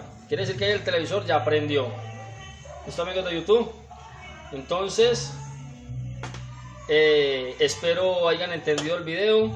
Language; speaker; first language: Spanish; native; Spanish